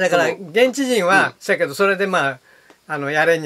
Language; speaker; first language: Japanese; native; Japanese